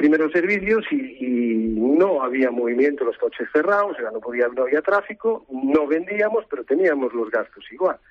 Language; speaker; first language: Spanish; native; Spanish